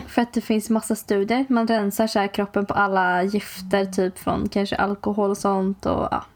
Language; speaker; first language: Swedish; native; Swedish